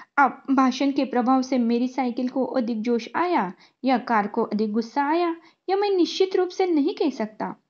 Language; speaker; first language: Hindi; non-native, local second language; Marathi